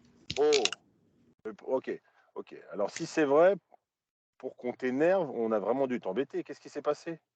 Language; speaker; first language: French; native; French